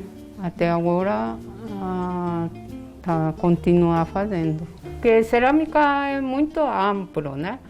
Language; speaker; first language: Portuguese; non-native, learner; Japanese